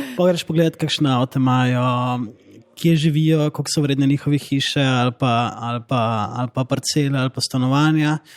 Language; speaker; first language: Slovenian; native; Slovenian